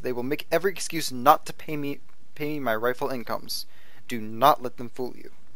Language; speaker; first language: English; native; English